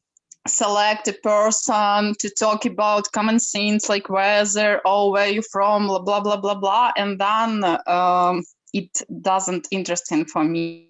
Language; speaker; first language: English; non-native, learner; Ukrainian